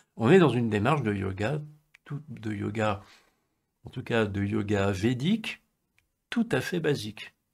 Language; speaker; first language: French; native; French